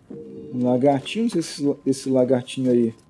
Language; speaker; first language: Portuguese; native; Portuguese